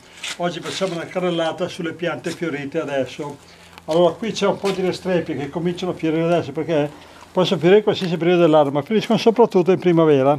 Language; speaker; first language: Italian; native; Italian